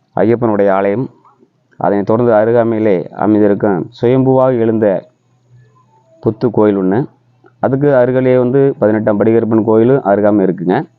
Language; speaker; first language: Tamil; native; Tamil